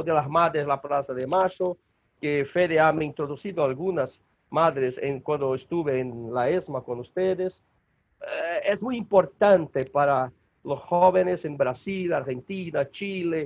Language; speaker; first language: Spanish; non-native, learner; Portuguese